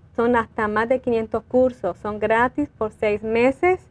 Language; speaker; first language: Spanish; native; Spanish